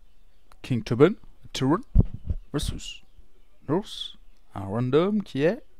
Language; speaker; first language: French; native; French